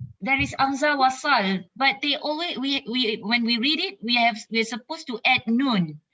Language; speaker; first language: English; non-native, local second language; Malay